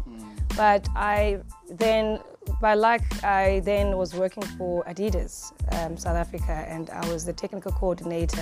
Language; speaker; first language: English; non-native, local second language; Zulu